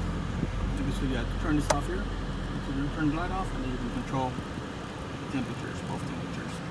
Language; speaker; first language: English; native; English